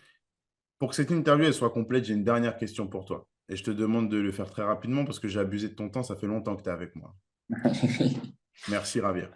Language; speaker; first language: French; native; French